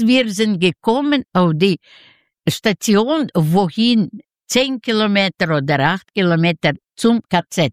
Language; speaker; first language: German; non-native, fluent; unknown